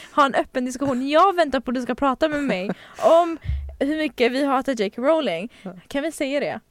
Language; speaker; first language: Swedish; native; Swedish